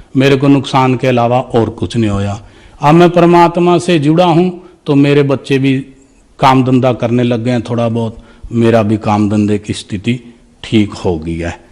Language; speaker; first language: Hindi; native; Hindi